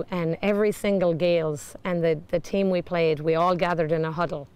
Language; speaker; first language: English; native; English